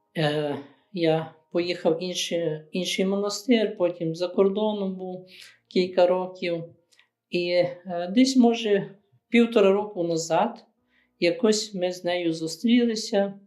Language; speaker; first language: Ukrainian; native; Ukrainian